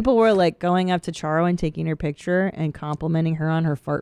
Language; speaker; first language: English; native; English